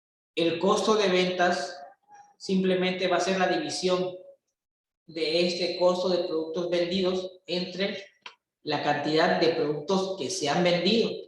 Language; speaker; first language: Spanish; native; Spanish